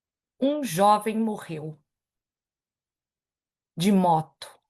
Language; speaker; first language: Portuguese; native; Portuguese